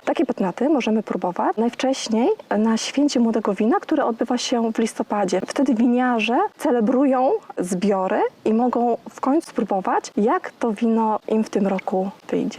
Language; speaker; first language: Polish; native; Polish